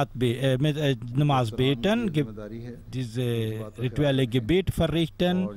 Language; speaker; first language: German; non-native, fluent; Urdu